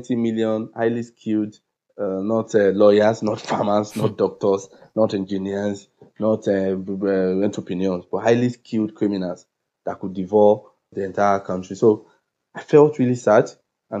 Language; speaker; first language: English; non-native, local second language; Yoruba